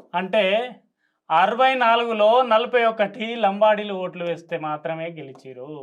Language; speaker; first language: Telugu; non-native, local second language; Lambadi